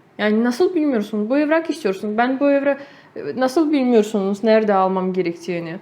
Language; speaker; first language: Turkish; non-native, fluent; Russian